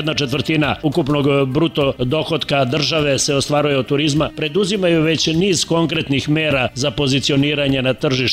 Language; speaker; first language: Serbian; native; Serbian